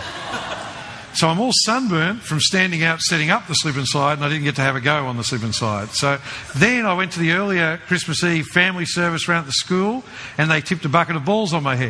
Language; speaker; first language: English; native; English